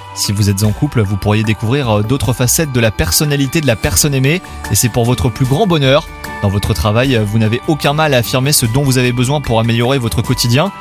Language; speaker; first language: French; native; French